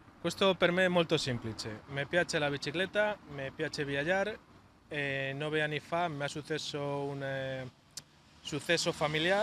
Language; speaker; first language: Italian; non-native, learner; Spanish